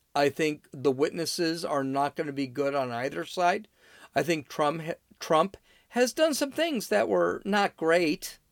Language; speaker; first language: English; native; English